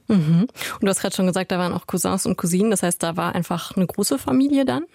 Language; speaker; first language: German; native; German